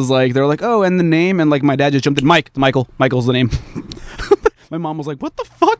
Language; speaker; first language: English; early bilingual, other home language; Spanish